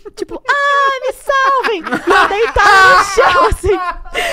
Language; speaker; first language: Portuguese; native; Portuguese